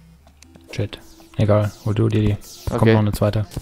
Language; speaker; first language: German; native; German